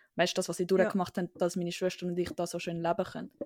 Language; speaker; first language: Swiss German; early bilingual, other home language; Sinhala